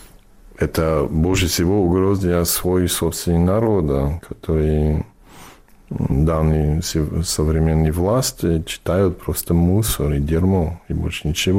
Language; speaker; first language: Russian; non-native, learner; English